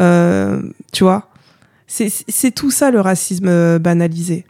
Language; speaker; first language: French; native; French